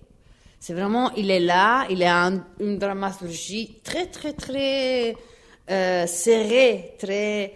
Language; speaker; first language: French; non-native, fluent; Italian